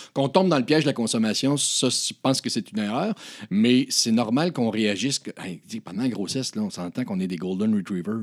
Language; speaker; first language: French; native; French